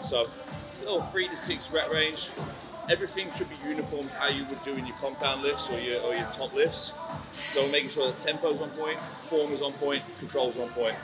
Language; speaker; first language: English; native; English